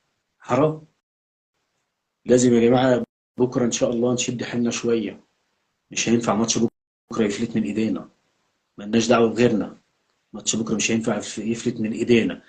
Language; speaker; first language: Arabic; native; Arabic